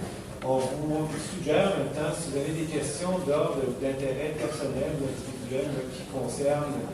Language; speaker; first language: French; native; French